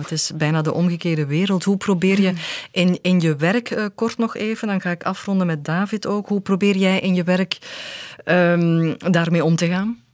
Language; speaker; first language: Dutch; native; Dutch